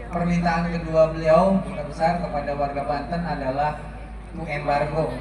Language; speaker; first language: Indonesian; native; Indonesian